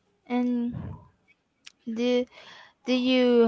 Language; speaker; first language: English; non-native, learner; Vietnamese